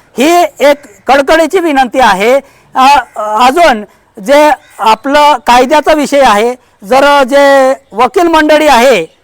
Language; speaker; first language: Marathi; non-native, local second language; Bhili